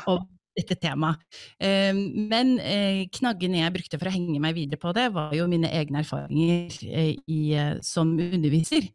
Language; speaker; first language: Norwegian; early bilingual, other home language; English